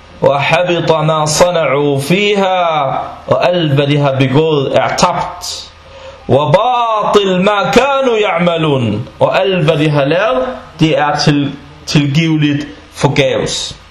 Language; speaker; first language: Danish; non-native, fluent; Arabic